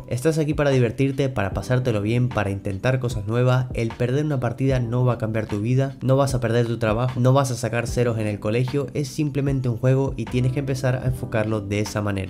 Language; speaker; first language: Spanish; native; Spanish